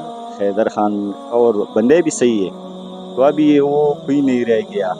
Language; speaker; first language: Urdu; non-native, local second language; Pashto